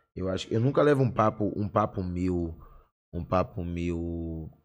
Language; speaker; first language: Portuguese; native; Portuguese